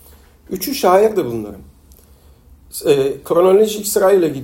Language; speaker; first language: Turkish; native; Turkish